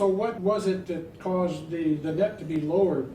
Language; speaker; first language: English; native; English